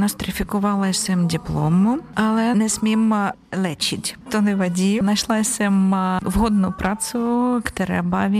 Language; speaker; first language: Czech; non-native, learner; Ukrainian